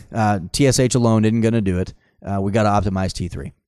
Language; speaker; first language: English; native; English